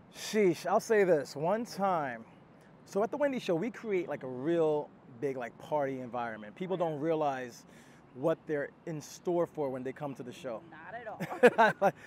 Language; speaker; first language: English; native; English